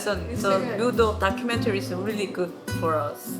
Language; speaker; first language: English; non-native, learner; Korean